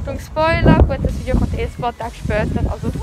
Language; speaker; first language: German; native; German